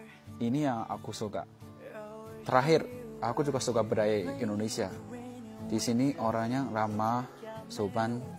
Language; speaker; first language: Indonesian; non-native, fluent; Chinese